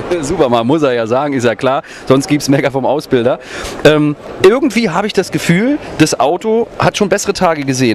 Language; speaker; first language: German; native; German